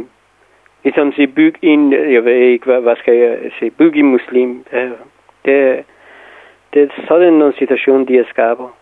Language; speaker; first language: Danish; non-native, fluent; Persian